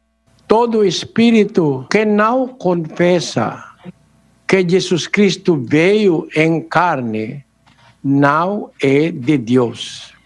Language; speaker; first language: Portuguese; non-native, learner; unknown